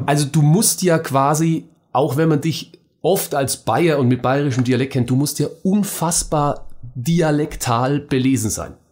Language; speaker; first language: German; native; German